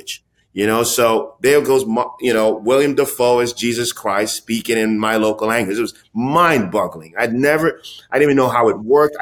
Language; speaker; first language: English; non-native, local second language; Akan